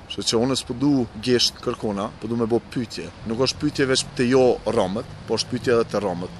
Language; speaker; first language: Albanian; non-native, local second language; Romany